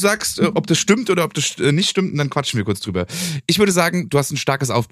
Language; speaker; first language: German; native; German